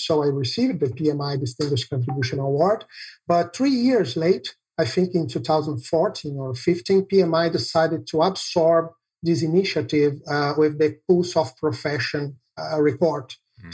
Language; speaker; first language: English; non-native, fluent; Portuguese